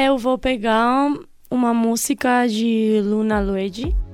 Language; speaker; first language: Portuguese; non-native, fluent; Spanish